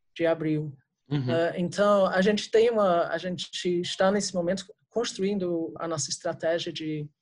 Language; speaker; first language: Portuguese; non-native, fluent; English